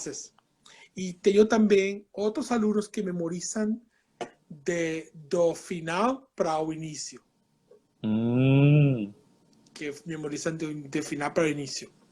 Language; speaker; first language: Portuguese; non-native, fluent; Spanish